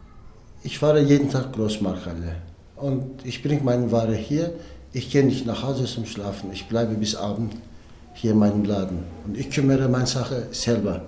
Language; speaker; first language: German; non-native, learner; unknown